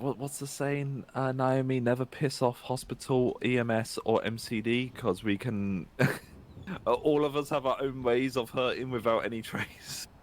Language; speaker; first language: English; native; English